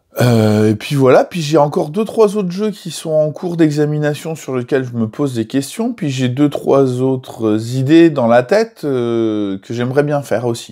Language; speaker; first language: French; native; French